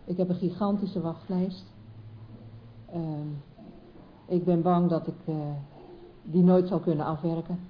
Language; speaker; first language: Dutch; native; Dutch